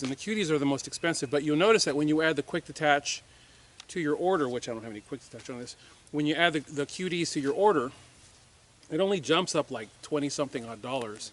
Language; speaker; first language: English; native; English